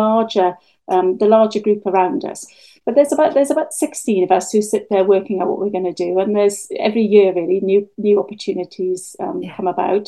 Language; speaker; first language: English; native; English